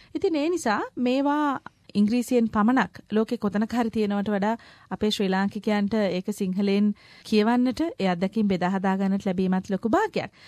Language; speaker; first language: Sinhala; native; Sinhala